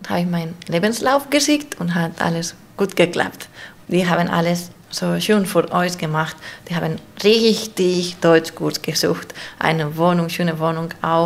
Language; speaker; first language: German; non-native, fluent; Spanish